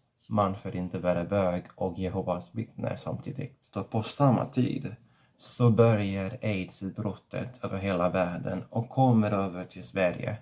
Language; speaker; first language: Swedish; non-native, fluent; Catalan